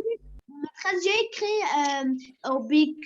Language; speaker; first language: French; non-native, local second language; Arabic